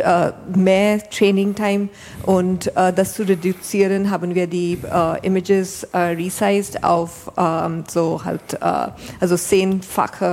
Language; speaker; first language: German; non-native, fluent; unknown